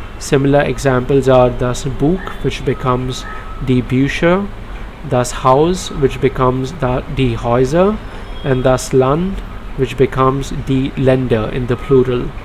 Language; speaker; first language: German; non-native, learner; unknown